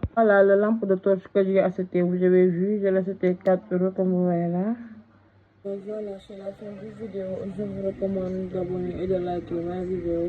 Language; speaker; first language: French; non-native, fluent; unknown